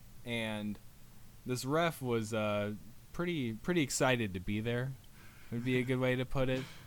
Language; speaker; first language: English; native; English